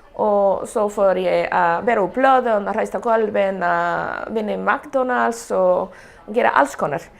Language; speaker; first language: Icelandic; non-native, fluent; Spanish